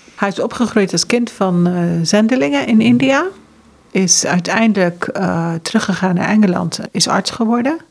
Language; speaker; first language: Dutch; early bilingual, heritage; Dutch